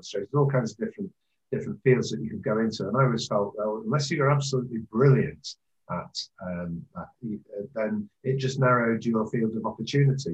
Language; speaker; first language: English; native; English